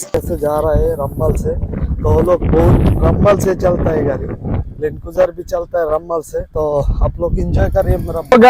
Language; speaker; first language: Hindi; non-native, learner; Bangla